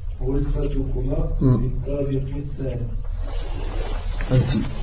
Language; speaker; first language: Arabic; non-native, learner; French